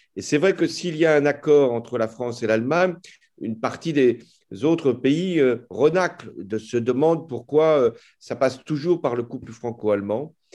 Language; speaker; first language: French; native; French